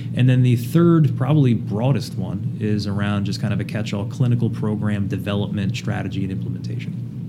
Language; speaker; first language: English; native; English